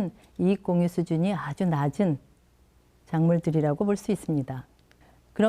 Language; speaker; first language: Korean; native; Korean